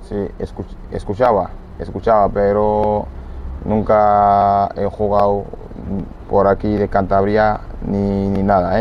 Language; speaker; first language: Spanish; non-native, fluent; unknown